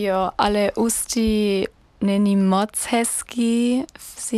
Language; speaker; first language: Czech; non-native, learner; German